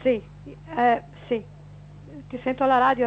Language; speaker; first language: Italian; native; Italian